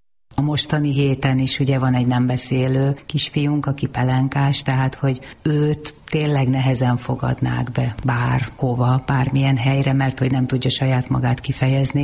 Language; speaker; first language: Hungarian; native; Hungarian